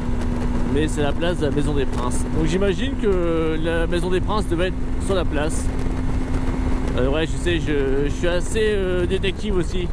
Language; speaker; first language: French; native; French